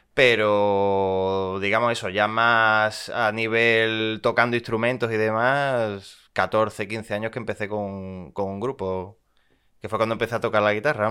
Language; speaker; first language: Spanish; native; Spanish